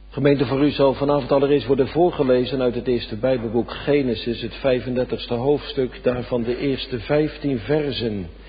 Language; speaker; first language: Dutch; native; Dutch